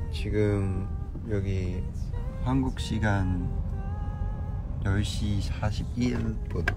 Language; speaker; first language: Korean; non-native, learner; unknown